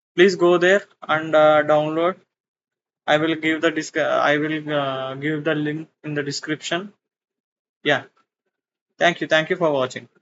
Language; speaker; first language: English; non-native, local second language; Telugu